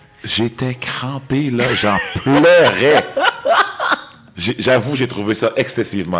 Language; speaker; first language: French; native; French